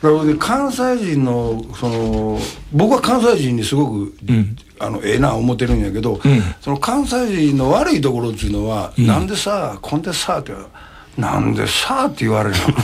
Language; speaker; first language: Japanese; native; Japanese